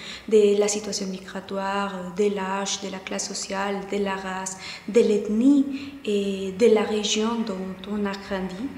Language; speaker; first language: French; non-native, fluent; Spanish